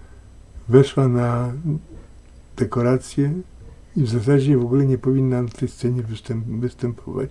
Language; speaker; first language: Polish; native; Polish